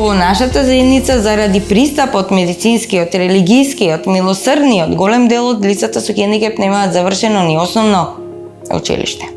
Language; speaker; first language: Macedonian; native; Macedonian